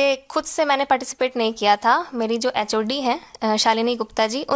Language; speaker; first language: Hindi; native; Hindi